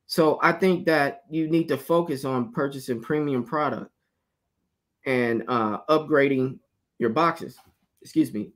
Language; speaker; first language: English; native; English